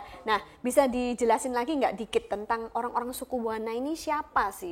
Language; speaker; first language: Indonesian; native; Indonesian